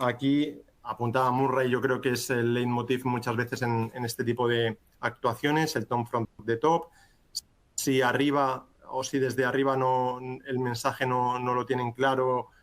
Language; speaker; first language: Spanish; native; Spanish